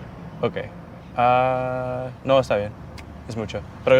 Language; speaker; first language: Spanish; non-native, learner; English